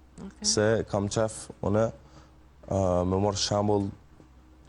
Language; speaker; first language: Albanian; early bilingual, heritage; Albanian